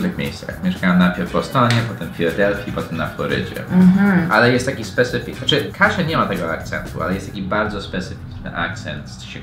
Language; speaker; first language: Polish; non-native, fluent; English